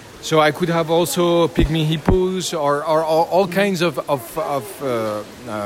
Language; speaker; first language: English; non-native, learner; French